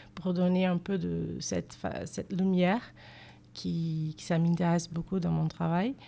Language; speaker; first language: French; non-native, fluent; Portuguese